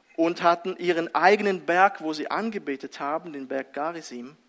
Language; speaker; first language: German; early bilingual, other home language; Russian